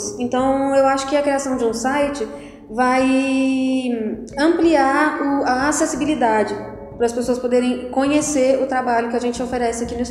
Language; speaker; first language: Portuguese; native; Portuguese